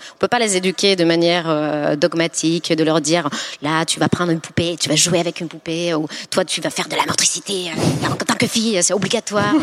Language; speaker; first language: French; non-native, fluent; Finnish